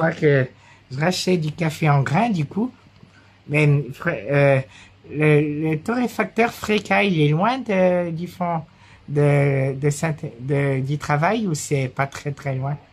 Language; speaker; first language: French; native; French